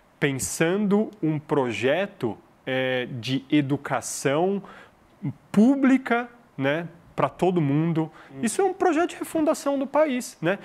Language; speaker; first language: Portuguese; early bilingual, other home language; Arabic